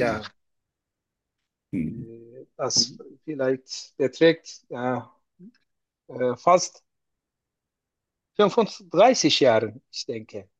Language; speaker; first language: German; non-native, learner; Turkish